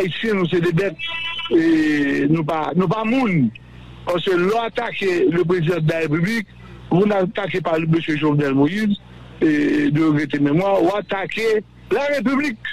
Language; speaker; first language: French; non-native, local second language; Haitian Creole